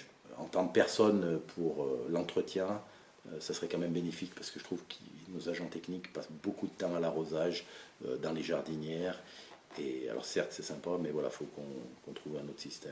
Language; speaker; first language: French; native; French